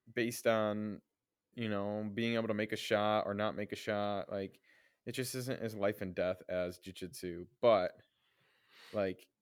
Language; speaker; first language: English; native; English